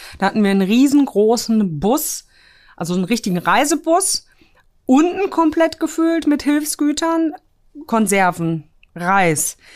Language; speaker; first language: German; early bilingual, other home language; Polish